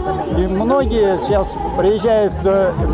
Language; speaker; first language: Russian; native; Russian